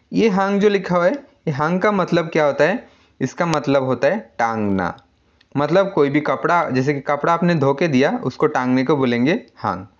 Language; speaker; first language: Hindi; non-native, local second language; Assamese